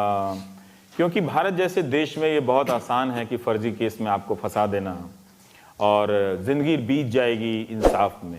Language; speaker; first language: Hindi; native; Hindi